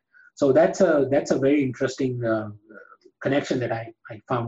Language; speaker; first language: English; non-native, local second language; Gujarati